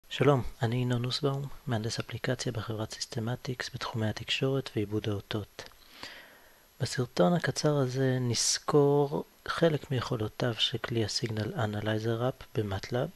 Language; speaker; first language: Hebrew; native; Hebrew